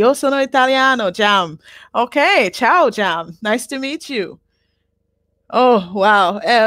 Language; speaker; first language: Italian; non-native, learner; English